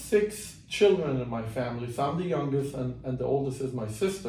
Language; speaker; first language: English; non-native, fluent; Persian